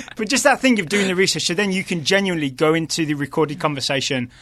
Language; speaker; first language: English; native; English